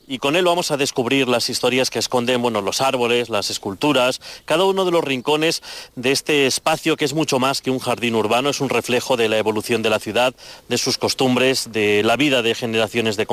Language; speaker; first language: Spanish; native; Spanish